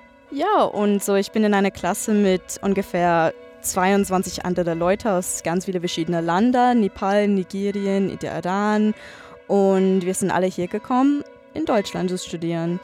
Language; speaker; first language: German; non-native, fluent; English